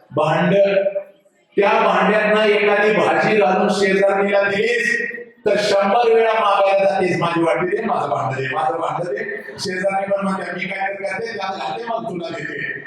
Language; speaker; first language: Marathi; native; Marathi